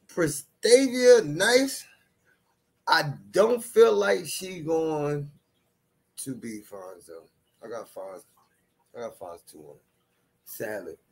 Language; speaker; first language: English; native; English